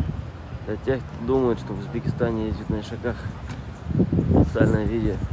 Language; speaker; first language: Russian; non-native, local second language; Tatar